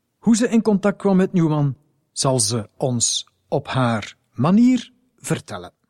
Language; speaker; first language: Dutch; native; Dutch